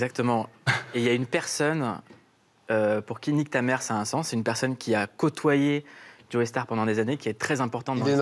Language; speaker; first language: French; native; French